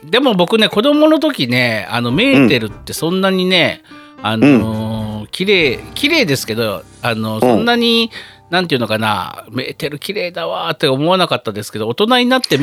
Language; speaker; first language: Japanese; native; Japanese